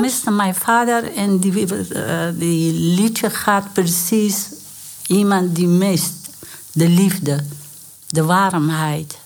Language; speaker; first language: Dutch; non-native, learner; Persian